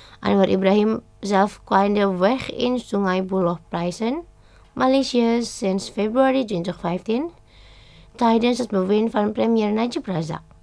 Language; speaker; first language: Dutch; non-native, fluent; Indonesian